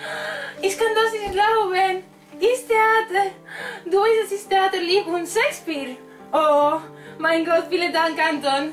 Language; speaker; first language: German; non-native, learner; Spanish